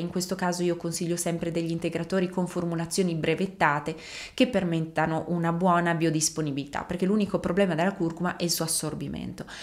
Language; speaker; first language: Italian; native; Italian